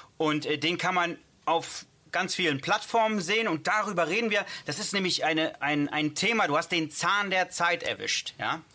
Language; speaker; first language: German; early bilingual, other home language; Italian